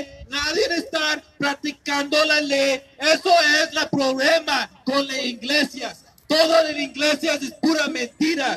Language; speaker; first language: Spanish; non-native, learner; English